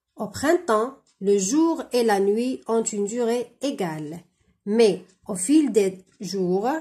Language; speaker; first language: French; non-native, local second language; Arabic